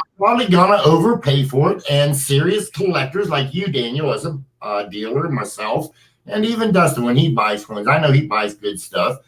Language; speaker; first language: English; native; English